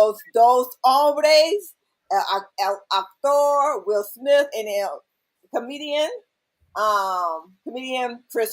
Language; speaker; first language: Spanish; non-native, learner; English